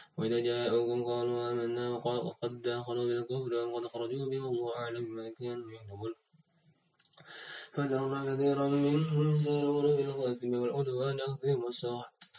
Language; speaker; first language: Arabic; non-native, learner; Indonesian